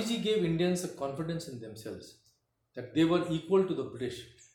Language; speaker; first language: English; non-native, local second language; Hindi